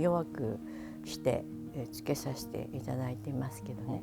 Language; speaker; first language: Japanese; native; Japanese